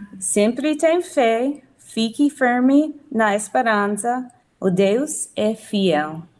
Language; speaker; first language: Portuguese; non-native, learner; English